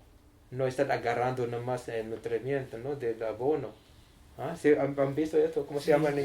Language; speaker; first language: Spanish; non-native, learner; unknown